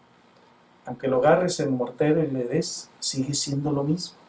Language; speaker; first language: Spanish; native; Spanish